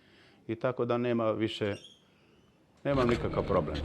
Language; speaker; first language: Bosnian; early bilingual, heritage; Serbian